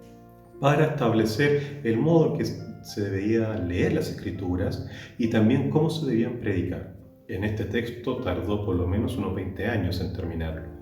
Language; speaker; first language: Spanish; native; Spanish